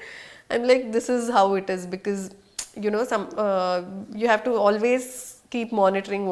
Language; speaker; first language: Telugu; non-native, local second language; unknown